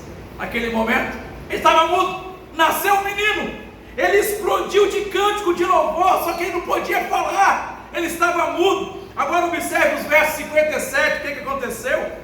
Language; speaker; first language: Portuguese; native; Portuguese